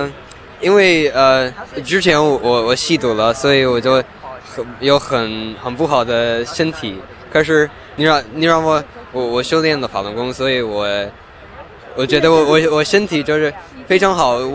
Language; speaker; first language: Chinese; early bilingual, heritage; Chinese